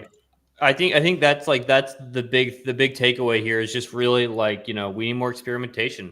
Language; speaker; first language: English; native; English